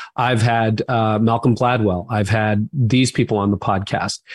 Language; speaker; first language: English; native; English